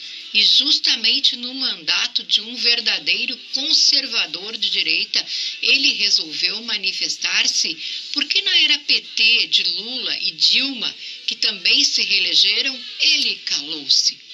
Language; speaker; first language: Portuguese; native; Portuguese